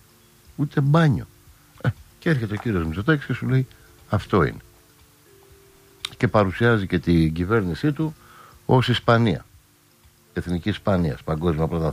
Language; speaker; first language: Greek; native; Greek